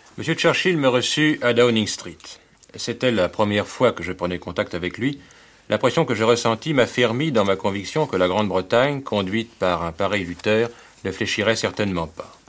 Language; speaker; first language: French; native; French